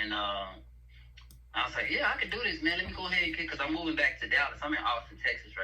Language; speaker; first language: English; native; English